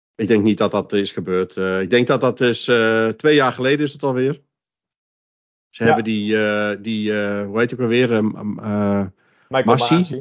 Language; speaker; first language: Dutch; native; Dutch